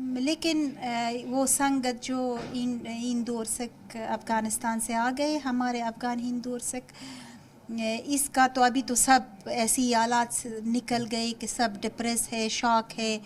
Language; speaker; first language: Hindi; non-native, fluent; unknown